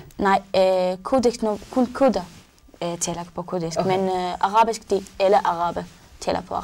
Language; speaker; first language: Danish; non-native, learner; Arabic